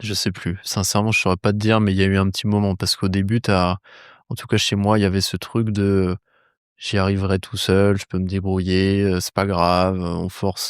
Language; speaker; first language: French; native; French